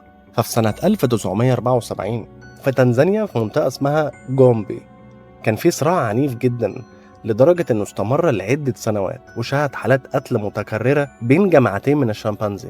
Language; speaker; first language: Arabic; native; Arabic